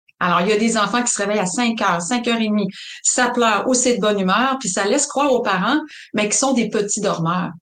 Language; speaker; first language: French; native; French